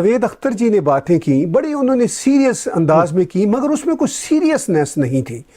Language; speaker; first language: Urdu; native; Urdu